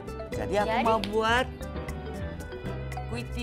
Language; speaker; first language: Indonesian; non-native, learner; Japanese